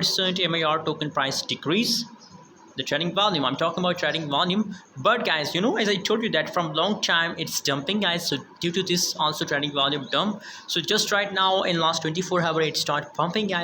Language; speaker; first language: English; non-native, fluent; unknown